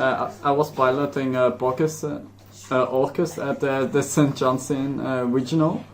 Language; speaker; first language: English; non-native, fluent; Dutch